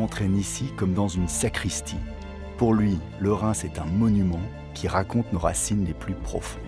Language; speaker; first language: French; native; French